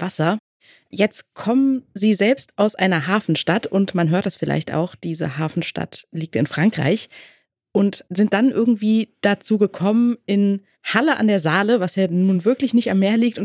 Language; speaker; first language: German; native; German